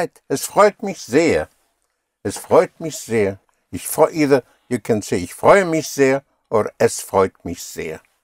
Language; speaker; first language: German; non-native, fluent; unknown